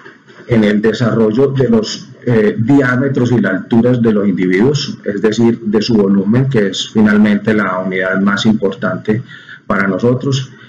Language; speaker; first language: Spanish; native; Spanish